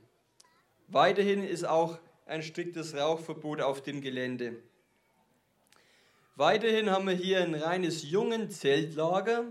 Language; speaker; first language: German; native; German